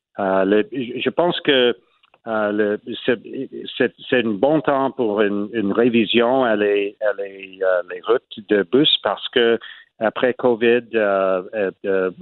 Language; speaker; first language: French; non-native, learner; English